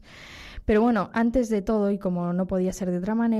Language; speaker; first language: Spanish; native; Spanish